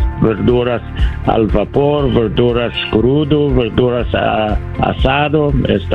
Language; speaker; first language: Spanish; non-native, learner; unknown